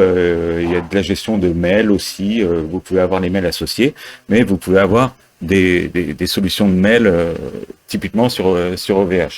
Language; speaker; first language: French; native; French